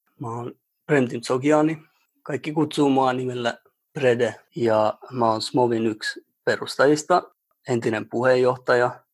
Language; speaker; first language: Finnish; early bilingual, other home language; Albanian